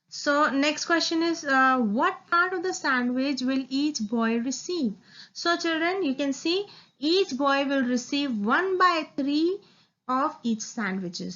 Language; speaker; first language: English; non-native, local second language; Hindi